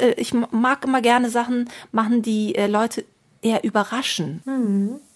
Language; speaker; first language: German; early bilingual, other home language; Turkish